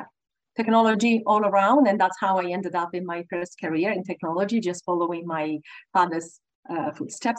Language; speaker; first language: English; non-native, fluent; Italian